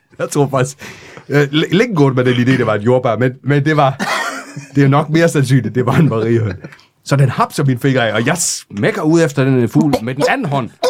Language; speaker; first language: Danish; non-native, fluent; Polish